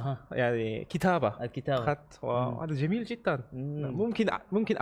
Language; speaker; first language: Arabic; non-native, learner; Korean